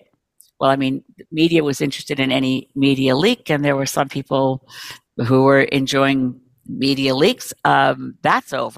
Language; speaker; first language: English; native; English